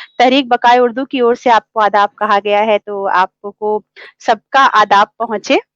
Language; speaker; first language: Hindi; native; Hindi